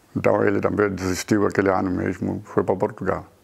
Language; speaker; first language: Portuguese; non-native, local second language; Tsonga